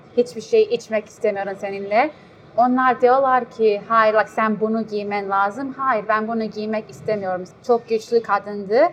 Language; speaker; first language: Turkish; early bilingual, heritage; Turkish